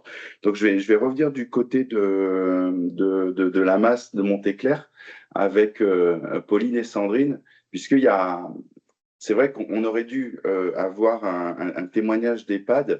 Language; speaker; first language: French; native; French